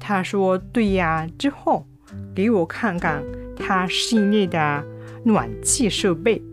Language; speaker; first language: Chinese; non-native, fluent; Japanese